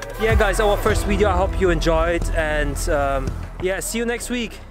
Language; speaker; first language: English; non-native, fluent; German